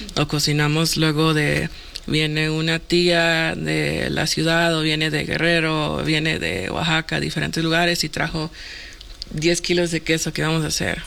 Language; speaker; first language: Spanish; early bilingual, heritage; Spanish